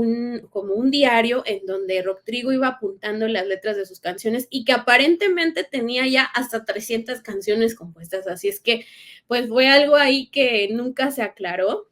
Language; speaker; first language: Spanish; native; Spanish